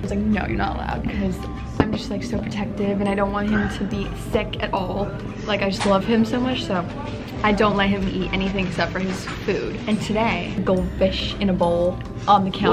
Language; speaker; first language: English; native; English